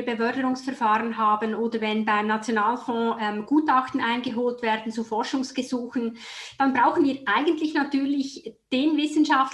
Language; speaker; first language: German; native; German